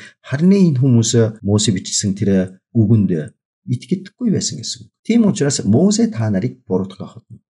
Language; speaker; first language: Mongolian; non-native, fluent; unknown